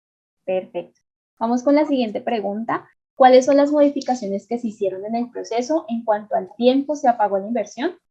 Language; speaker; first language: Spanish; native; Spanish